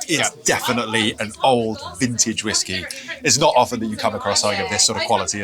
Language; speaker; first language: English; native; English